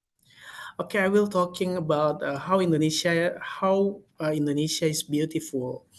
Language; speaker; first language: English; non-native, learner; Indonesian